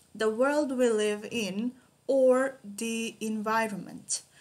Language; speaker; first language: English; non-native, fluent; Macedonian